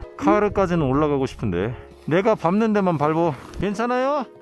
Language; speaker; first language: Korean; native; Korean